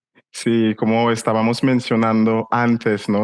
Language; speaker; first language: Spanish; non-native, fluent; English